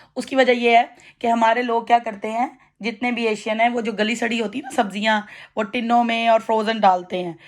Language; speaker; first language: Urdu; non-native, local second language; Punjabi